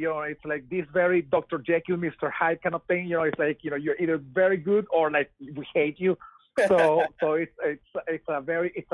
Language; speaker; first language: English; non-native, fluent; Spanish